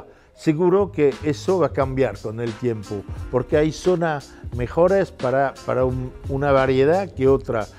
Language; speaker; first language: Spanish; non-native, fluent; French